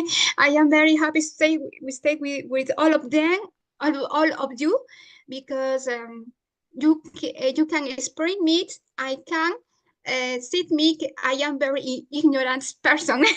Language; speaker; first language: English; non-native, learner; Italian